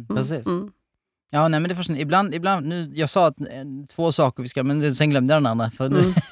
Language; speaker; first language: Swedish; native; Swedish